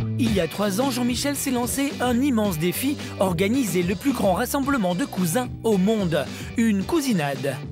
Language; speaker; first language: French; native; French